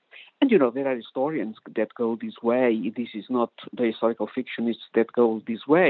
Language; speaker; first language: English; non-native, fluent; Portuguese